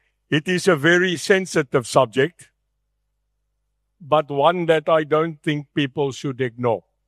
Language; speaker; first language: English; non-native, local second language; Afrikaans